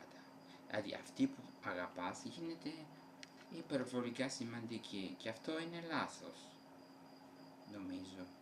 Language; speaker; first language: Greek; non-native, fluent; Italian